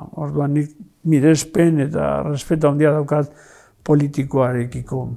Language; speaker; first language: Basque; non-native, local second language; Spanish